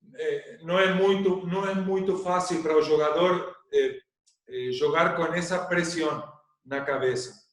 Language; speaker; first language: Portuguese; non-native, learner; Spanish